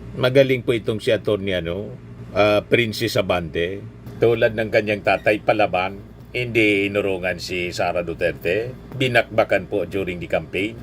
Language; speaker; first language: Filipino; non-native, local second language; Bikol